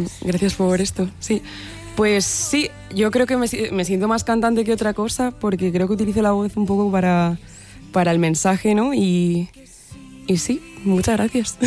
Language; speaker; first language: Spanish; native; Spanish